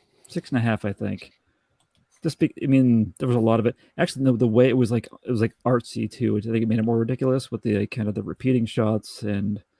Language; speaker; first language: English; native; English